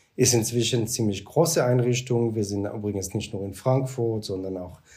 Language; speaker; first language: German; non-native, fluent; Hebrew